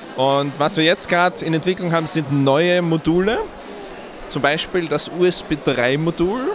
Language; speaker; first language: German; native; German